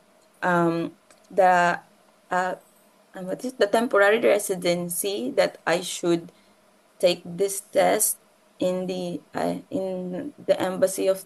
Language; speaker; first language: English; non-native, local second language; Filipino